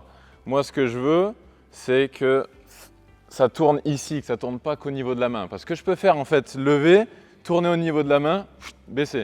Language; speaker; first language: French; native; French